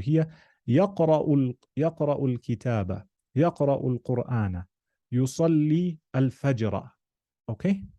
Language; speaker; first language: Arabic; non-native, fluent; English